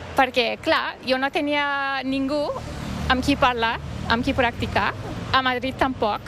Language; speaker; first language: Catalan; non-native, fluent; Turkish